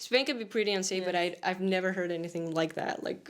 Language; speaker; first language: English; non-native, fluent; Spanish